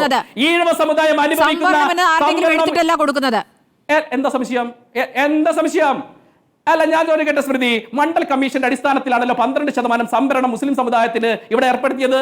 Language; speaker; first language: Malayalam; native; Malayalam